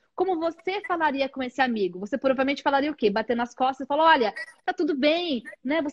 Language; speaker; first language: Portuguese; native; Portuguese